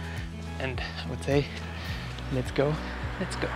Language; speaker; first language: English; non-native, fluent; German